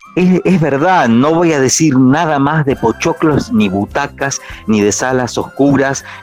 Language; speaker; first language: Spanish; native; Spanish